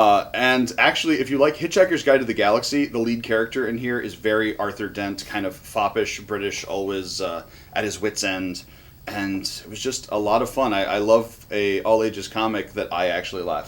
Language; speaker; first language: English; native; English